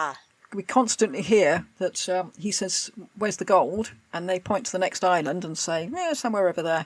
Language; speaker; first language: English; native; English